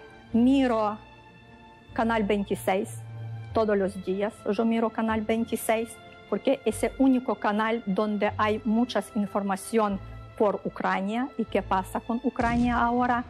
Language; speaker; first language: Spanish; non-native, learner; Ukrainian